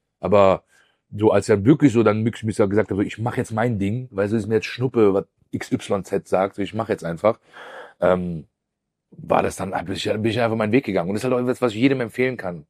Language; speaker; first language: German; early bilingual, other home language; Persian